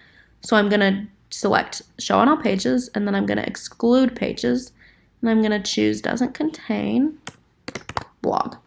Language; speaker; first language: English; native; English